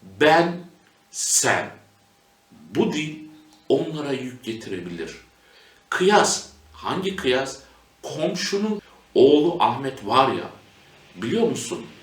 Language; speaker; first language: Turkish; native; Turkish